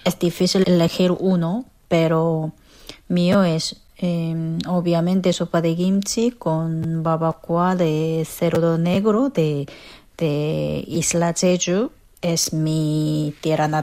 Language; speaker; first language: Spanish; non-native, fluent; Korean